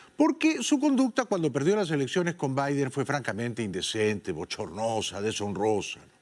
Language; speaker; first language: Spanish; native; Spanish